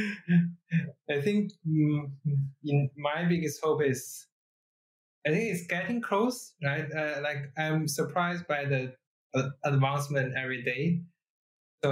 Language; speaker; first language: English; non-native, fluent; Chinese